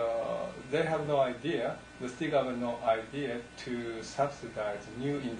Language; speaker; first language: English; non-native, learner; Japanese